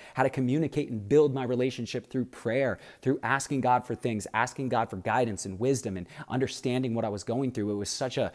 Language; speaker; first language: English; native; English